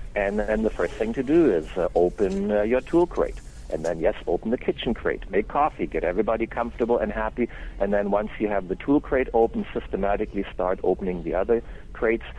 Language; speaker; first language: English; non-native, fluent; German